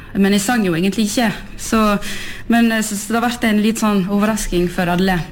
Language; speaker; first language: Norwegian; early bilingual, heritage; French